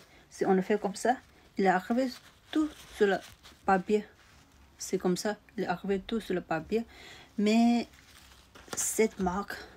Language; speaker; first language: French; non-native, learner; Tibetan